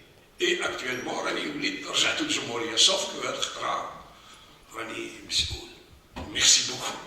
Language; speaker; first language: French; non-native, local second language; Arabic